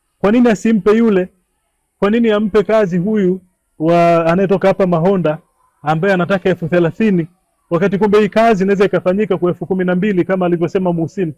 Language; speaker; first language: Swahili; native; Swahili